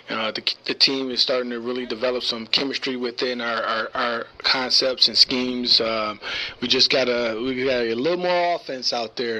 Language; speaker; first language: English; native; English